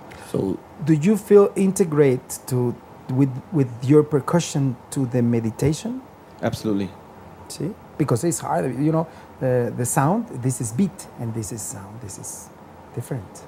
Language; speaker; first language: English; non-native, learner; Spanish